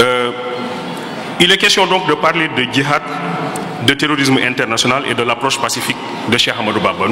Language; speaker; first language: French; non-native, local second language; Wolof